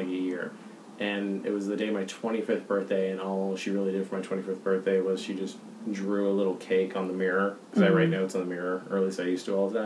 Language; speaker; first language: English; native; English